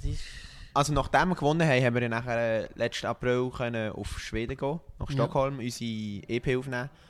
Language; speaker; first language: German; native; German